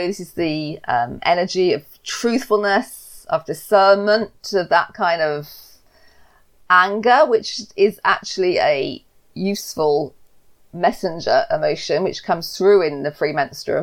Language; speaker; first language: English; native; English